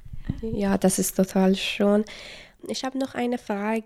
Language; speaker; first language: German; non-native, learner; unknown